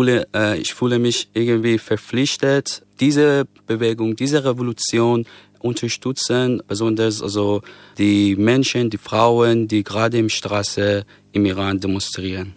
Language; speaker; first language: German; non-native, fluent; Persian